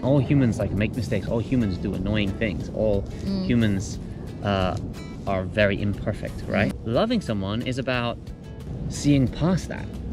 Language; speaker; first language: English; native; English